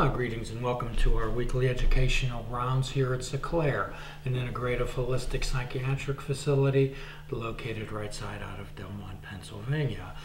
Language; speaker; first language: English; native; English